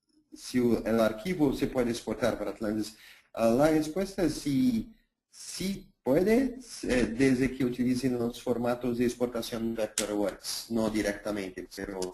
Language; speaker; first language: Spanish; non-native, fluent; Portuguese